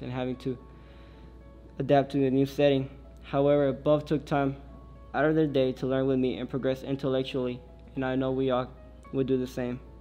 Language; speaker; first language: English; early bilingual, other home language; Spanish